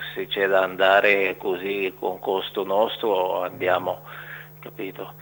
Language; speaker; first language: Italian; non-native, fluent; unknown